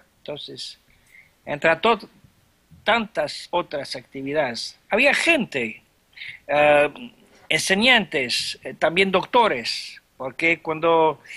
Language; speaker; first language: Spanish; non-native, fluent; French